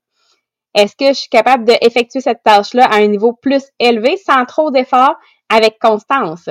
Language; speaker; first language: French; native; French